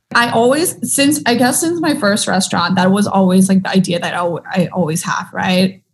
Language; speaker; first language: English; early bilingual, other home language; Thai